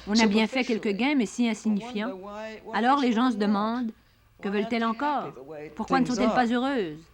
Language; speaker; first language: French; native; French